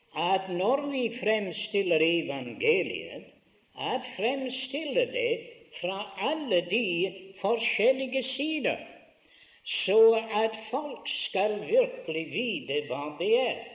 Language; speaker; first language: Norwegian; early bilingual, heritage; Norwegian